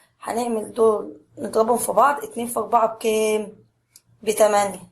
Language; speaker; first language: Arabic; native; Arabic